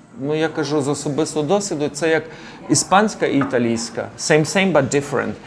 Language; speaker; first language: Ukrainian; native; Ukrainian